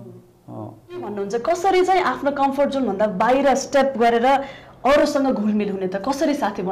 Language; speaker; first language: Nepali; native; Nepali